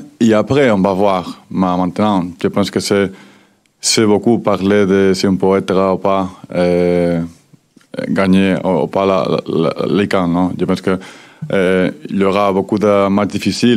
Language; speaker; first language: French; non-native, fluent; Spanish